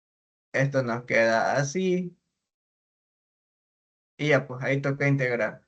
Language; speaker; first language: Spanish; native; Spanish